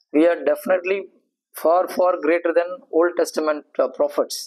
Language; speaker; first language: English; non-native, local second language; Tamil